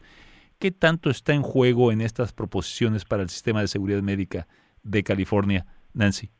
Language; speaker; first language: Spanish; native; Spanish